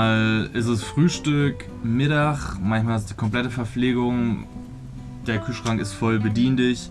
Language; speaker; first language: German; native; German